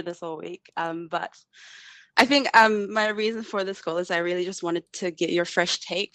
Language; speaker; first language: English; native; English